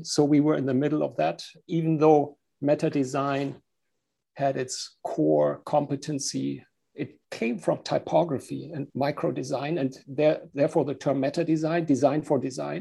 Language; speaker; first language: English; non-native, fluent; German